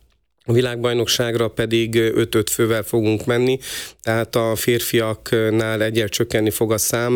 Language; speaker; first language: Hungarian; native; Hungarian